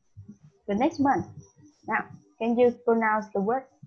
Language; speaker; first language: English; non-native, learner; Vietnamese